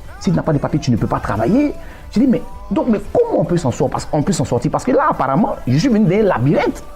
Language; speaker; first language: French; native; French